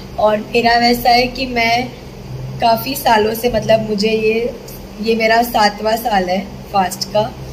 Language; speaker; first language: Hindi; non-native, local second language; Gujarati